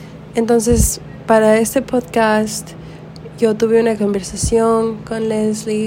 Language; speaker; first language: Spanish; early bilingual, heritage; Spanish